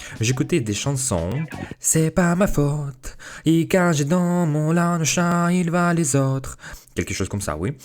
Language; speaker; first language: French; non-native, fluent; Russian